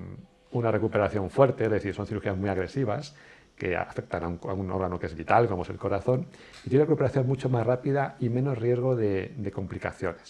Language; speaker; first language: Spanish; native; Spanish